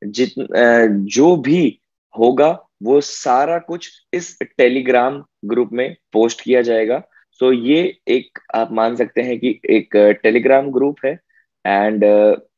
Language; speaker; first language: Hindi; native; Hindi